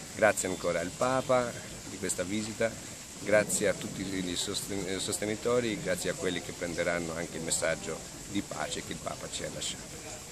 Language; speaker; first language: Italian; non-native, fluent; Albanian